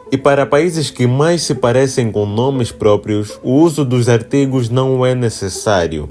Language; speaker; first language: Portuguese; native; Portuguese